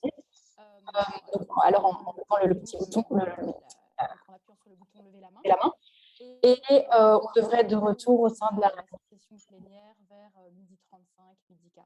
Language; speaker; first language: French; native; French